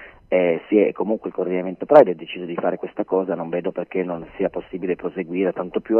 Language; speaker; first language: Italian; native; Italian